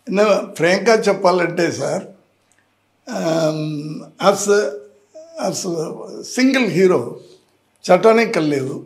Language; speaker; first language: Telugu; non-native, learner; Tamil